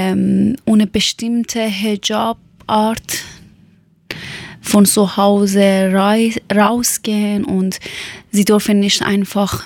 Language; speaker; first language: German; non-native, learner; Persian